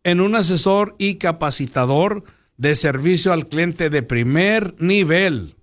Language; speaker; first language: Spanish; early bilingual, heritage; Spanish